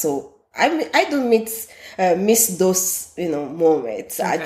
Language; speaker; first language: English; non-native, local second language; Ewe